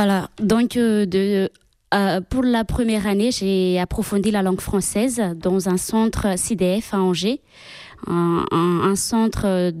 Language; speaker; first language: French; non-native, local second language; Malagasy